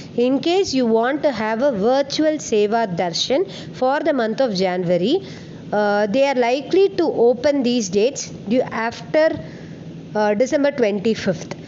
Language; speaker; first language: English; non-native, local second language; Tamil